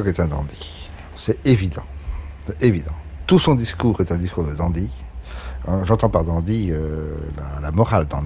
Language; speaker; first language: French; native; French